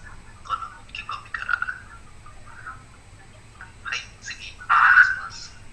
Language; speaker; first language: Japanese; non-native, learner; Indonesian